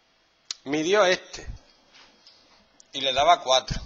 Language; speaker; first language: Spanish; native; Spanish